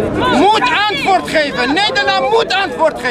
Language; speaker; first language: Dutch; non-native, learner; Persian